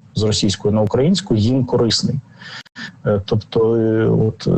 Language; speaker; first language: Ukrainian; non-native, local second language; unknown